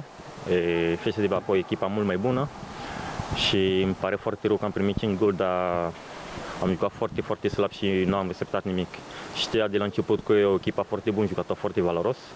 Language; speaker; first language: Romanian; non-native, learner; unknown